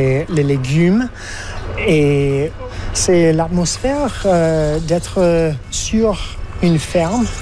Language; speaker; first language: French; non-native, learner; English